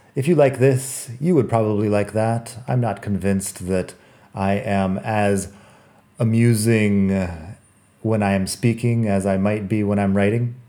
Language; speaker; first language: English; native; English